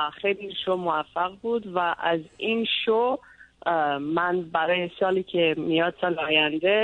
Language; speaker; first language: Persian; early bilingual, heritage; Persian